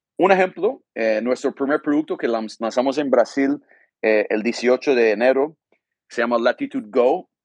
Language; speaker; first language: Spanish; non-native, fluent; English